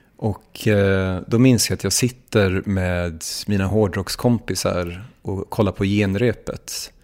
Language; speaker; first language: Swedish; native; Swedish